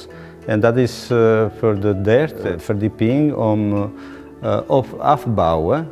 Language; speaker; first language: Dutch; non-native, learner; Albanian